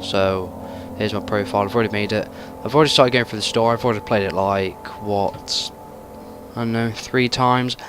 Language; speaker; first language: English; native; English